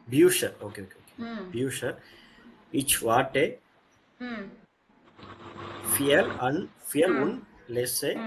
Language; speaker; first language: German; non-native, learner; Tamil